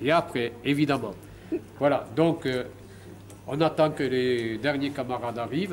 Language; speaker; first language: French; native; French